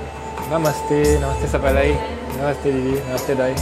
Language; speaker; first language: Nepali; non-native, learner; French